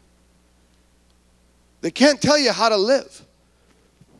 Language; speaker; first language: English; native; English